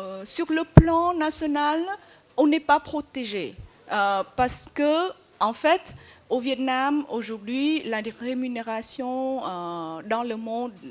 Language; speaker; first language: French; non-native, fluent; Vietnamese